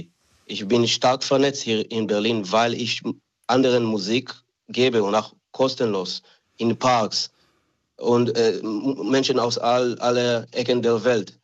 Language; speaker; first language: German; non-native, fluent; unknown